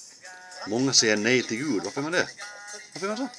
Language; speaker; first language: Swedish; native; Swedish